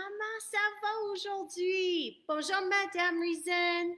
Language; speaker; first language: French; non-native, fluent; English